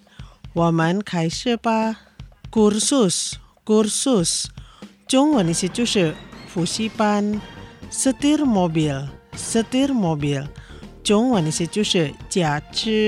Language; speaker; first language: Chinese; non-native, fluent; Indonesian